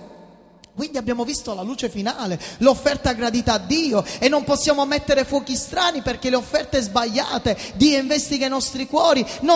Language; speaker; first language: Italian; native; Italian